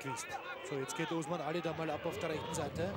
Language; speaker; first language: German; native; German